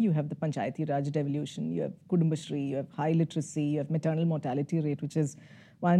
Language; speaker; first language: English; non-native, local second language; Malayalam